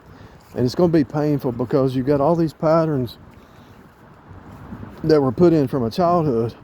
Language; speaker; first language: English; native; English